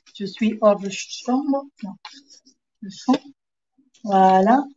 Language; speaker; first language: French; non-native, fluent; Italian